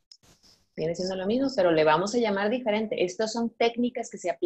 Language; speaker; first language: Spanish; native; Spanish